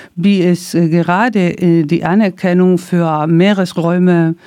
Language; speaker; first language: German; non-native, learner; Spanish